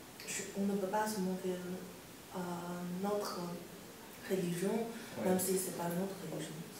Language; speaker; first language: French; non-native, learner; Chinese